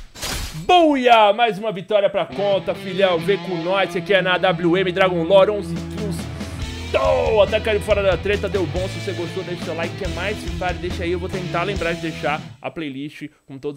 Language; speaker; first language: Portuguese; native; Portuguese